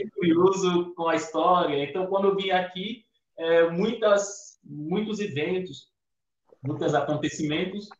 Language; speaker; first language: Portuguese; non-native, fluent; Fon